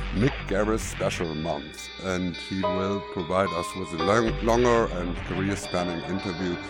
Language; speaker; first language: English; non-native, fluent; German